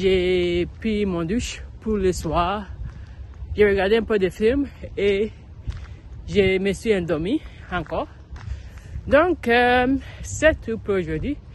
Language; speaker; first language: French; non-native, learner; English